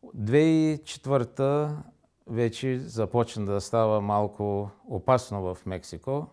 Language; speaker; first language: Bulgarian; native; Bulgarian